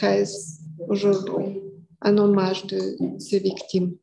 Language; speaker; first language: French; non-native, fluent; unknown